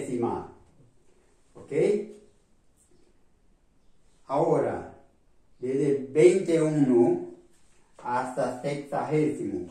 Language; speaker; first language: Spanish; non-native, fluent; Portuguese